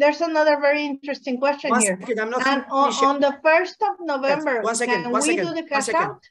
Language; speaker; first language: English; non-native, fluent; Spanish